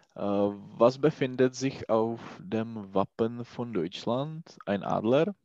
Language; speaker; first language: German; non-native, learner; Czech